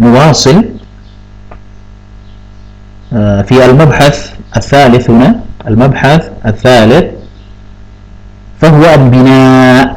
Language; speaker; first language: Arabic; non-native, fluent; Indonesian